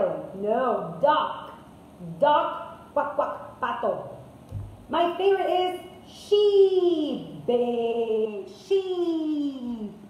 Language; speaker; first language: English; non-native, fluent; Spanish